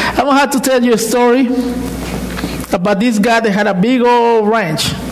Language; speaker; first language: English; non-native, fluent; Spanish